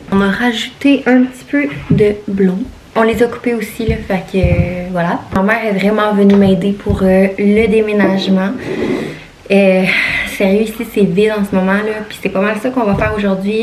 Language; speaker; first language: French; native; French